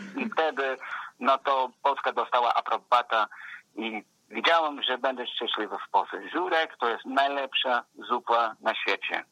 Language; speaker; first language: Polish; non-native, fluent; Portuguese